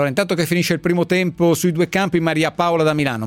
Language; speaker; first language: Italian; native; Italian